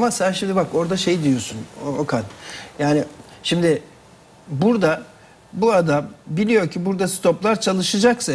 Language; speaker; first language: Turkish; native; Turkish